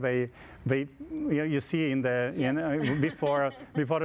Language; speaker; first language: English; non-native, fluent; Italian